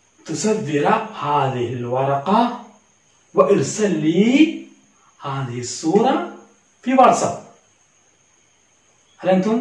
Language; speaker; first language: Arabic; non-native, learner; Malayalam